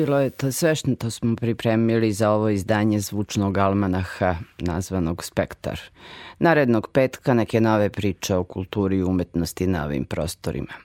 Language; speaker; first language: Serbian; native; Serbian